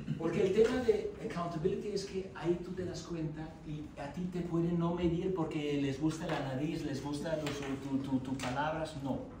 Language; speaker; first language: Spanish; non-native, fluent; German